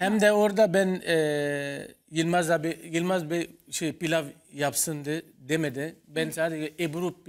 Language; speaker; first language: Turkish; non-native, learner; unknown